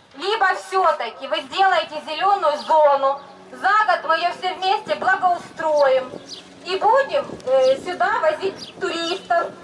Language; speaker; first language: Russian; native; Russian